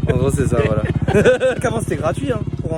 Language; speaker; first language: French; native; French